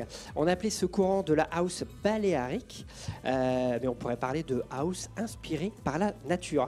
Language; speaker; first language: French; native; French